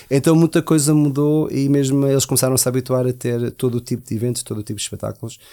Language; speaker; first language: Portuguese; early bilingual, heritage; Portuguese